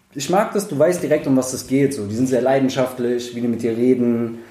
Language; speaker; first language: German; native; German